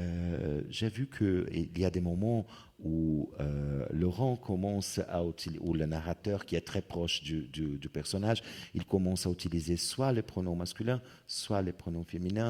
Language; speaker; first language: French; non-native, fluent; Portuguese